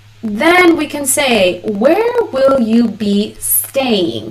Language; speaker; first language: English; early bilingual, other home language; Spanish